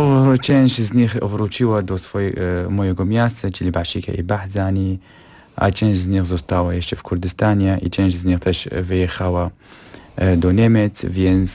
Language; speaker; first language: Polish; non-native, fluent; Kurdish